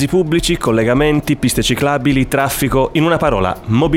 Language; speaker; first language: Italian; native; Italian